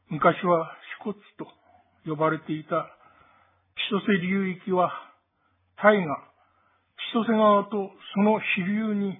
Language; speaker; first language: Japanese; native; Japanese